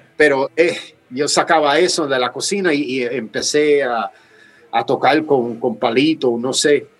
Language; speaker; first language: Spanish; native; Spanish